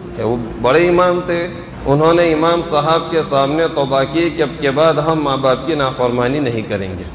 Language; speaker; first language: Urdu; non-native, local second language; Gujarati